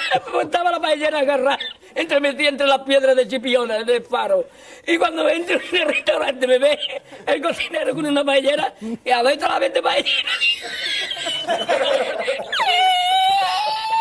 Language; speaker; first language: Spanish; native; Spanish